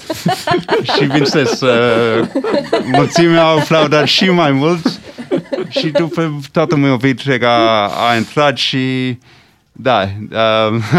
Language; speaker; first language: Romanian; non-native, fluent; English